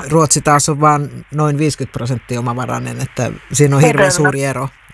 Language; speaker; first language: Finnish; native; Finnish